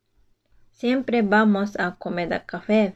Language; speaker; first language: Spanish; non-native, fluent; Japanese